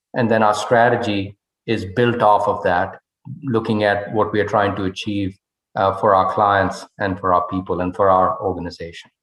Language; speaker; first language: English; non-native, local second language; Hindi